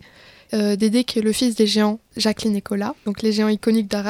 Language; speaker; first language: French; native; French